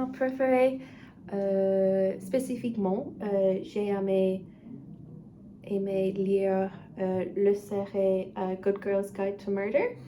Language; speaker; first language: French; non-native, learner; English